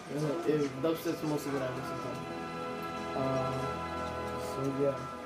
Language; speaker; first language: English; native; English